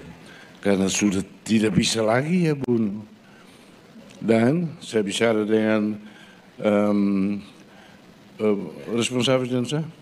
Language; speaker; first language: Indonesian; non-native, fluent; Portuguese